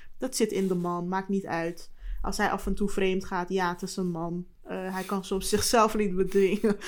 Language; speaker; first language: Dutch; early bilingual, other home language; Turkish